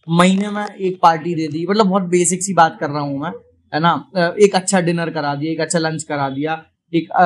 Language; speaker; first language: Hindi; native; Hindi